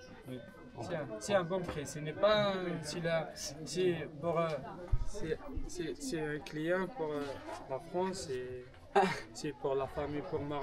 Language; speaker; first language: French; non-native, learner; Arabic